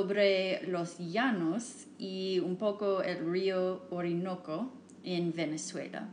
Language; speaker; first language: Spanish; non-native, fluent; English